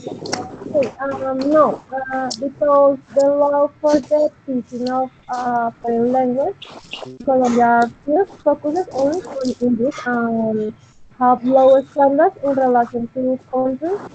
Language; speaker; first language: English; non-native, learner; Spanish